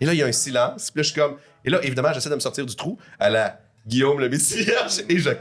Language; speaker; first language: French; native; French